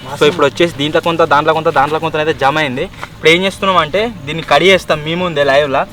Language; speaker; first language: Telugu; native; Telugu